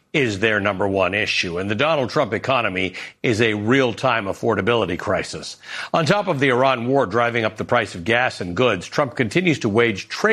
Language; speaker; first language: English; native; English